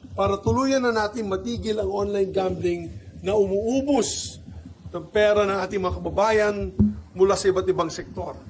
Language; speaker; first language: Filipino; non-native, local second language; Cebuano